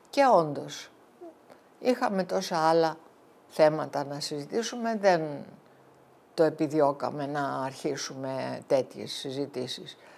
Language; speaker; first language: Greek; early bilingual, heritage; Greek